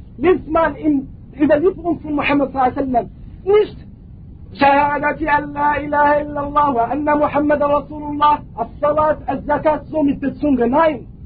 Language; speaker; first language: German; non-native, fluent; Arabic